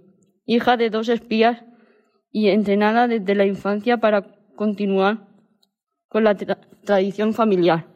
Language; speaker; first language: Spanish; native; Spanish